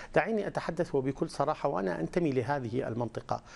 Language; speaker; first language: Arabic; native; Arabic